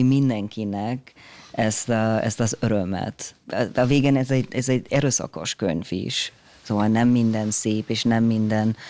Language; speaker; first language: Hungarian; non-native, fluent; German